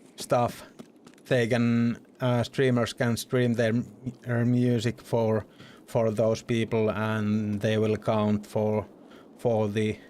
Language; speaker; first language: English; non-native, fluent; Finnish